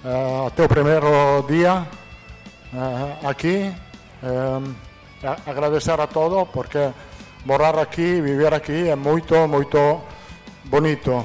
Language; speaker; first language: Portuguese; non-native, fluent; Italian